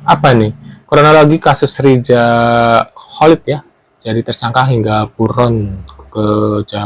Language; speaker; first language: Indonesian; native; Indonesian